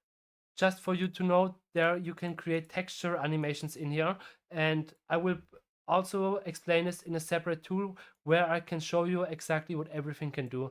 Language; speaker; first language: English; non-native, fluent; German